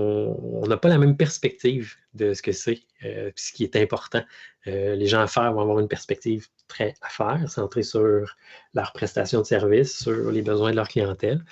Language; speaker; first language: French; native; French